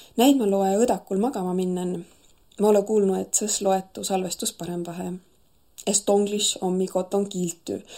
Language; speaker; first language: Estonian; native; Estonian